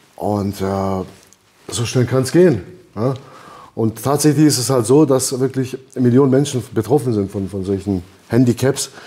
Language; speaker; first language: German; early bilingual, other home language; Albanian